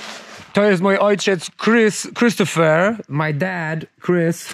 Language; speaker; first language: Polish; non-native, learner; English